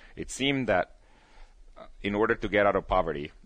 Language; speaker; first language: English; early bilingual, other home language; Spanish